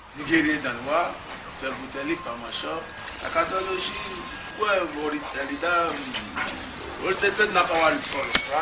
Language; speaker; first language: Georgian; non-native, learner; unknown